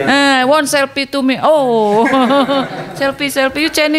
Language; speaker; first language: English; non-native, learner; Indonesian